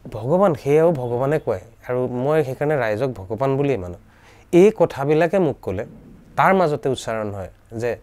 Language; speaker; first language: Assamese; native; Assamese